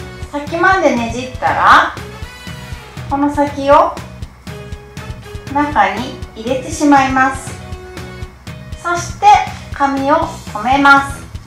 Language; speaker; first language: Japanese; native; Japanese